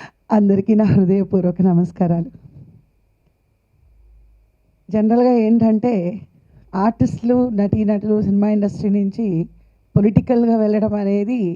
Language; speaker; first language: Telugu; native; Telugu